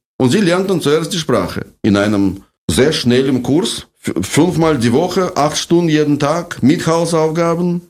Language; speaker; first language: German; non-native, fluent; Russian